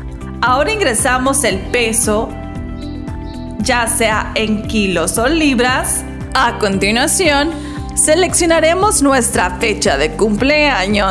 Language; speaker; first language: Spanish; native; Spanish